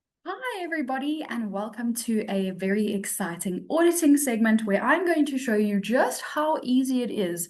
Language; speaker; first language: English; native; English